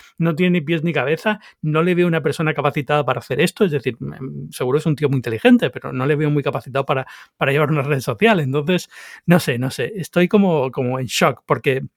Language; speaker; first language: Spanish; native; Spanish